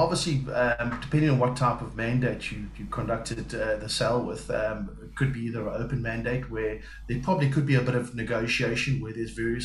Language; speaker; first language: English; native; English